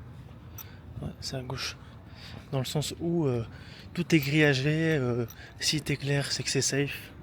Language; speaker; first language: French; native; French